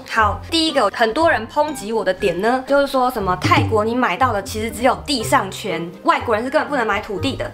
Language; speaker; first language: Chinese; native; Chinese